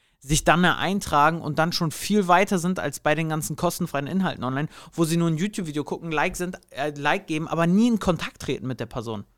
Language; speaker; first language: German; native; German